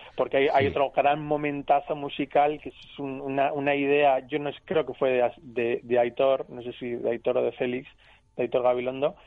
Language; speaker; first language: Spanish; native; Spanish